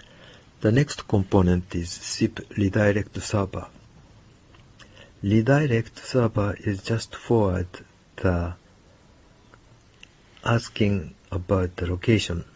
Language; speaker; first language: English; non-native, learner; Japanese